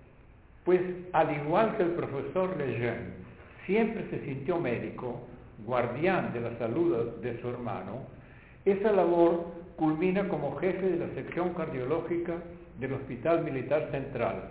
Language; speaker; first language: Spanish; native; Spanish